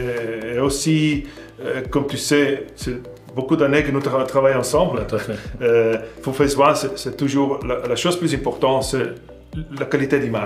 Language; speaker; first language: French; non-native, fluent; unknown